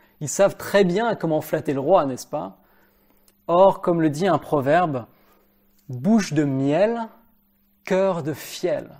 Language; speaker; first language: French; native; French